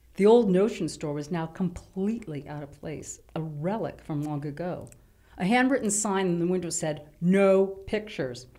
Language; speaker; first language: English; native; English